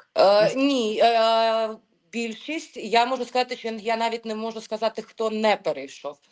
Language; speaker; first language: Ukrainian; non-native, local second language; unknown